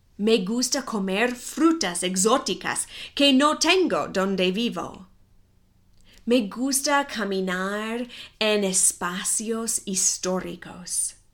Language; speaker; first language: Spanish; non-native, fluent; English